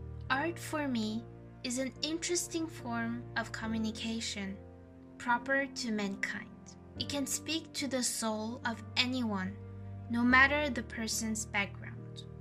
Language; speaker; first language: English; non-native, fluent; French